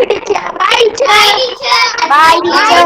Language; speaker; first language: English; non-native, local second language; Tamil